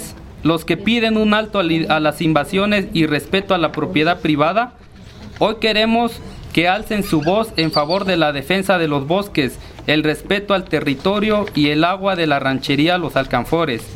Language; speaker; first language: Spanish; native; Spanish